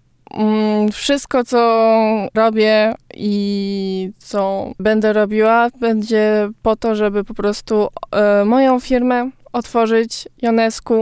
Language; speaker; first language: Polish; early bilingual, heritage; Polish